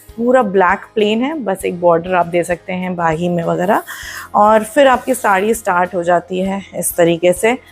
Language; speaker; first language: Hindi; non-native, local second language; Marathi